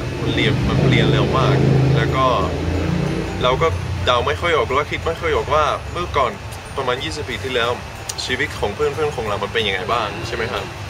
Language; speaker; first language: Thai; non-native, fluent; Dutch